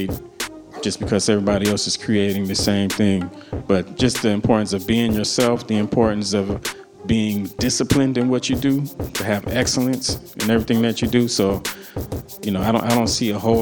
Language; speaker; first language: English; native; English